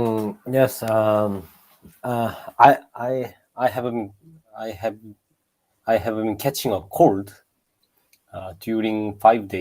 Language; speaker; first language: English; non-native, learner; Japanese